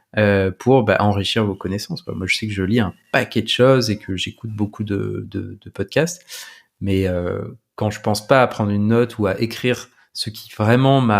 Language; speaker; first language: French; native; French